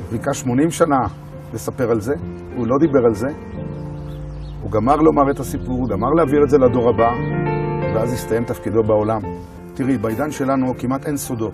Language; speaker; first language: Hebrew; native; Hebrew